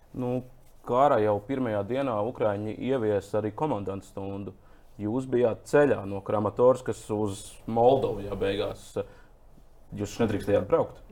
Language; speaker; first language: Latvian; native; Latvian